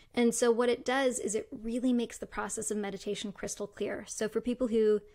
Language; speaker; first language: English; native; English